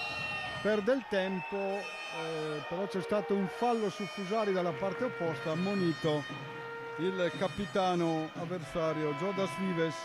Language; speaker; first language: Italian; native; Italian